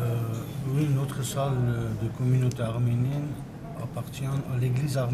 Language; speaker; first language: French; non-native, fluent; Armenian